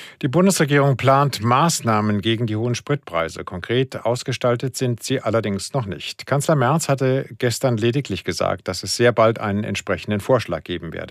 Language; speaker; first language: German; native; German